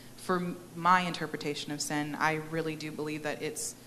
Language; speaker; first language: English; native; English